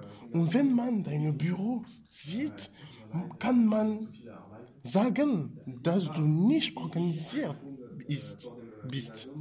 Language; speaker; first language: German; non-native, learner; French